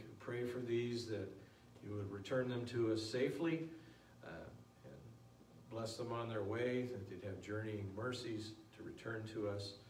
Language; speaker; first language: English; native; English